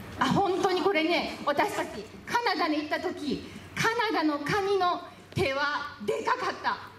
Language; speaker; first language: Japanese; native; Japanese